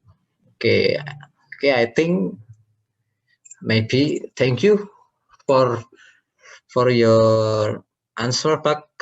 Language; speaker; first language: English; non-native, learner; Indonesian